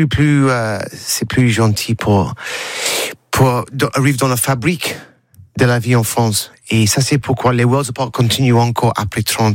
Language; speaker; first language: French; non-native, learner; English